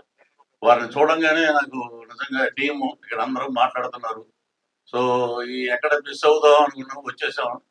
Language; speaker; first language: Telugu; native; Telugu